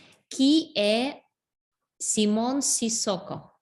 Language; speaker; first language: French; non-native, learner; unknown